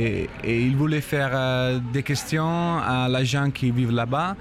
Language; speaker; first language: French; non-native, learner; Italian